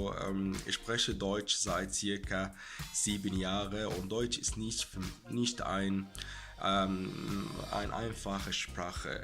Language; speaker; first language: German; non-native, learner; Arabic